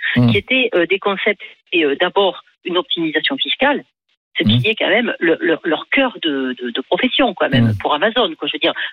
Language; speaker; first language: French; native; French